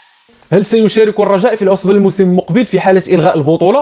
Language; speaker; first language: Arabic; native; Arabic